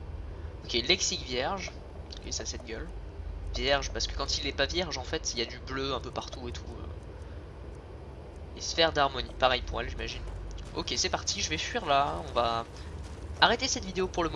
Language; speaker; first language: French; native; French